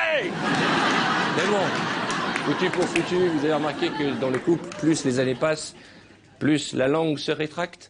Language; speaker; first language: French; native; French